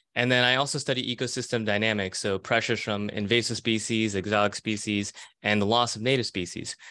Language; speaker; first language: English; native; English